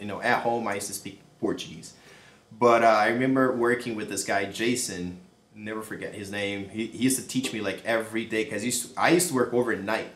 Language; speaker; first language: English; non-native, fluent; Portuguese